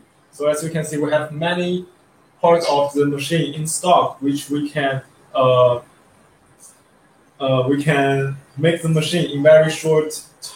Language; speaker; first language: English; non-native, learner; Chinese